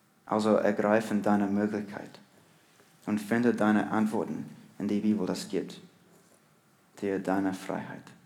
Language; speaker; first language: German; non-native, learner; English